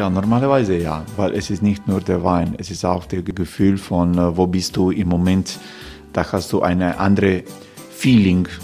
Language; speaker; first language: German; non-native, fluent; Croatian